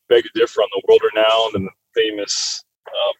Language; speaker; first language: English; native; English